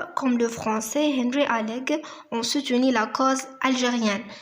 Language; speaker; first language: French; non-native, local second language; Arabic